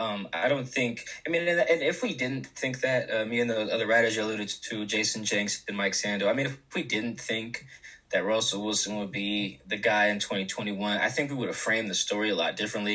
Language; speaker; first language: English; native; English